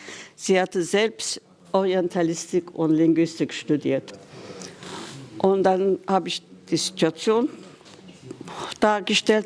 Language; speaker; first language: German; non-native, fluent; Kurdish